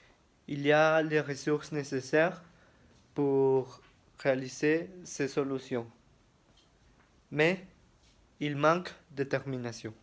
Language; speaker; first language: French; non-native, learner; Spanish